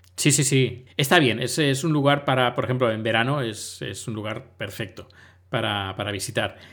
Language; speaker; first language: Spanish; native; Spanish